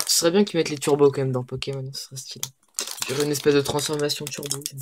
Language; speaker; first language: French; native; French